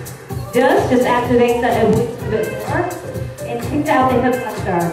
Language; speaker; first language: English; native; English